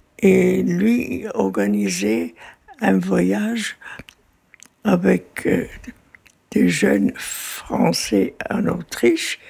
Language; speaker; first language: French; non-native, fluent; German